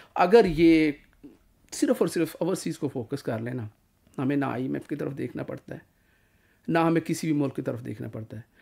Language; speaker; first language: Urdu; non-native, local second language; Punjabi